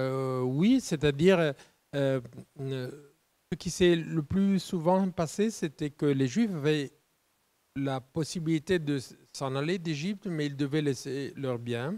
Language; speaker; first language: French; non-native, fluent; Italian